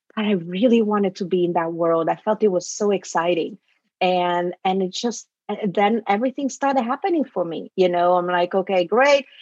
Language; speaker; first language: English; early bilingual, other home language; Italian